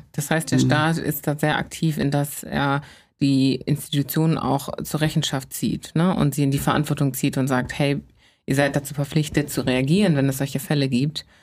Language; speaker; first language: German; native; German